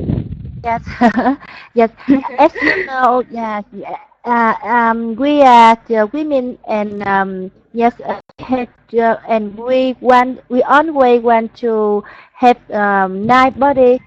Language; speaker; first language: English; non-native, learner; Vietnamese